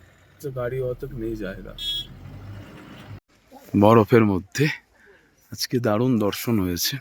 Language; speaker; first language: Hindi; non-native, local second language; Bangla